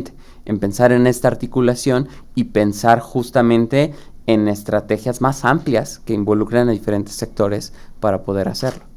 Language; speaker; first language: Spanish; native; Spanish